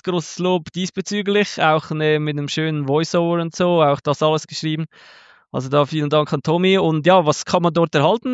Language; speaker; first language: German; native; German